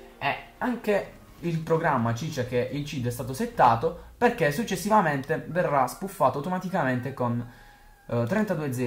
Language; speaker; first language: Italian; native; Italian